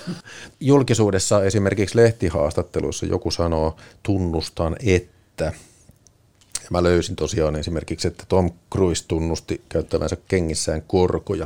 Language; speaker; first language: Finnish; native; Finnish